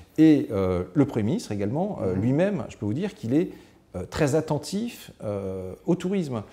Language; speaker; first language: French; native; French